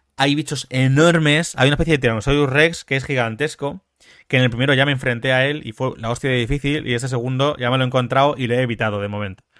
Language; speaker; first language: Spanish; native; Spanish